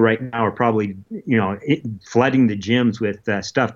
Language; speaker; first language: English; native; English